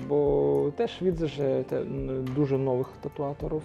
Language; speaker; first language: Polish; non-native, local second language; Ukrainian